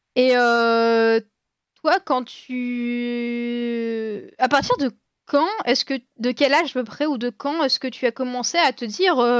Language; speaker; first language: French; native; French